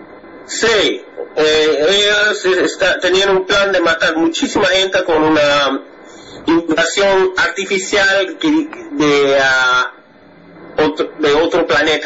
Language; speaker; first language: Spanish; non-native, fluent; English